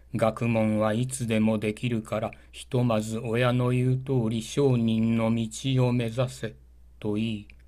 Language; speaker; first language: Japanese; native; Japanese